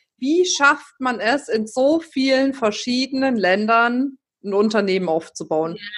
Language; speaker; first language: German; native; German